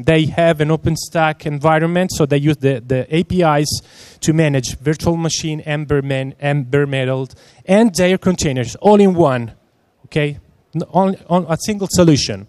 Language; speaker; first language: English; non-native, fluent; Italian